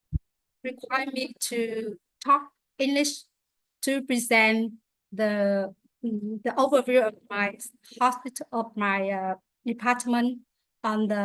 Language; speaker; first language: English; non-native, learner; Vietnamese